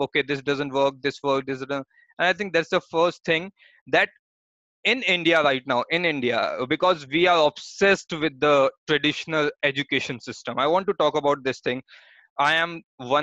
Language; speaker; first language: English; non-native, local second language; Hindi